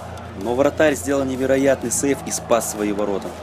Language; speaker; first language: Russian; native; Russian